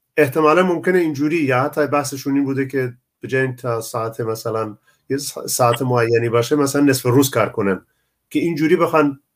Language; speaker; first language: Persian; non-native, local second language; Central Kurdish